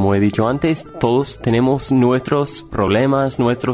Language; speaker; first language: Spanish; non-native, fluent; English